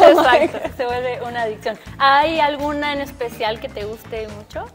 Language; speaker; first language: Spanish; native; Spanish